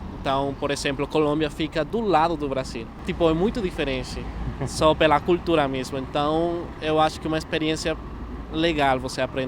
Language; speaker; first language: Portuguese; non-native, fluent; Spanish